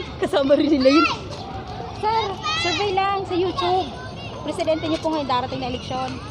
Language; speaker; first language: Filipino; native; Filipino